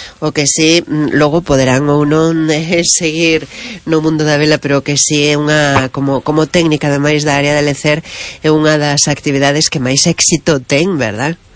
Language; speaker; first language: Galician; non-native, local second language; Spanish